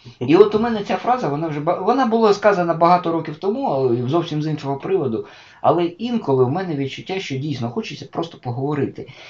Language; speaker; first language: Ukrainian; native; Ukrainian